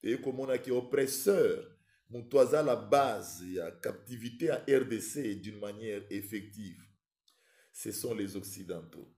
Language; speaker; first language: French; non-native, local second language; Lingala